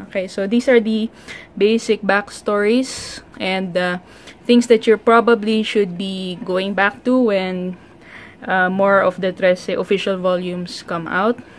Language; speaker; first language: English; non-native, local second language; Filipino